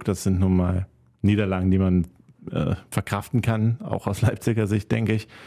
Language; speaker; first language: German; native; German